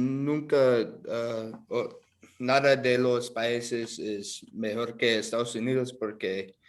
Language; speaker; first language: Spanish; non-native, learner; English